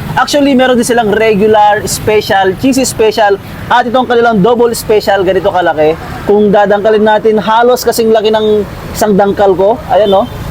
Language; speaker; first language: Filipino; non-native, local second language; Iloko